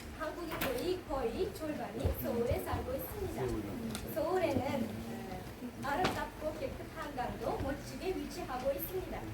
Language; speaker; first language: Korean; non-native, learner; Uzbek